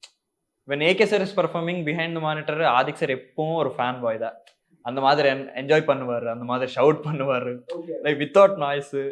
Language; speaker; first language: Tamil; non-native, learner; Telugu